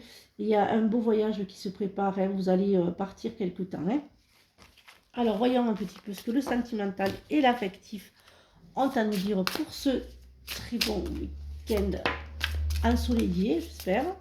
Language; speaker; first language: French; native; French